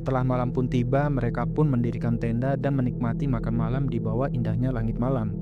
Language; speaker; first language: Indonesian; native; Indonesian